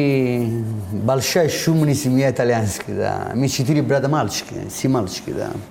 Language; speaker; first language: Russian; non-native, learner; Italian